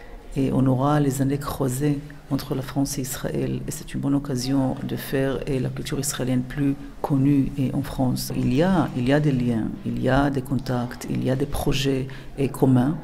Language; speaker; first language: French; non-native, fluent; Hebrew